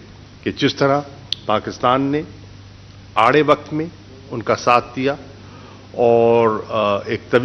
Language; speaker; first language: Urdu; non-native, local second language; Saraiki